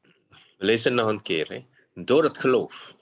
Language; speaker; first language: Dutch; non-native, fluent; Indonesian